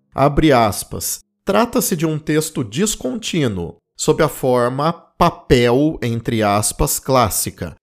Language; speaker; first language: Portuguese; native; Portuguese